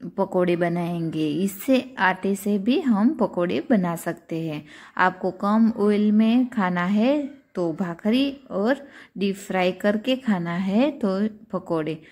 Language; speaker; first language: Hindi; non-native, local second language; Gujarati